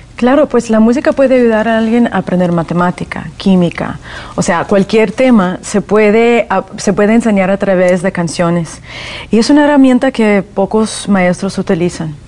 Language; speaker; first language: Spanish; non-native, fluent; Russian